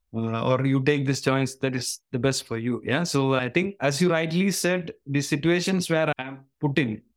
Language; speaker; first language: English; non-native, local second language; Malayalam